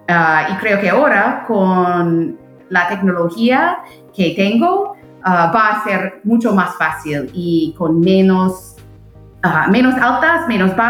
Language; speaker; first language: Spanish; non-native, fluent; English